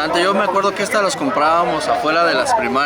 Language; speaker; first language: Spanish; native; Spanish